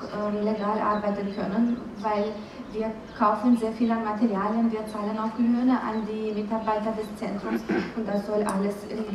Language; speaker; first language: German; non-native, fluent; Romanian